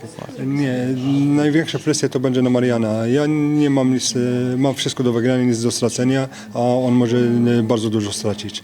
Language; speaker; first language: Polish; non-native, fluent; French